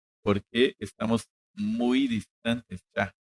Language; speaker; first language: Spanish; non-native, fluent; Portuguese